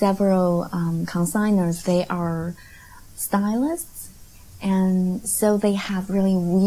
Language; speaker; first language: English; non-native, fluent; Chinese